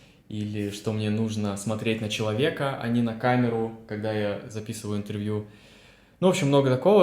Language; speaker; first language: Russian; native; Russian